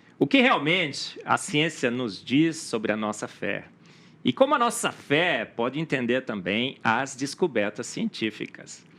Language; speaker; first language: Portuguese; native; Portuguese